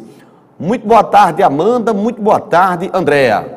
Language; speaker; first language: Portuguese; native; Portuguese